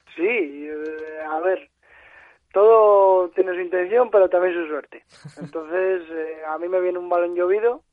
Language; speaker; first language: Spanish; native; Spanish